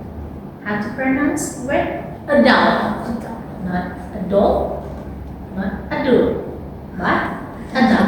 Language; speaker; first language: English; non-native, learner; Indonesian